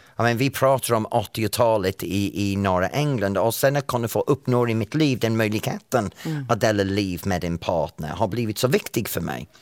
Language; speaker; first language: Swedish; non-native, fluent; English